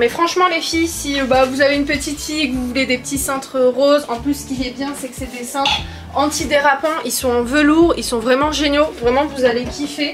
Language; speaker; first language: French; native; French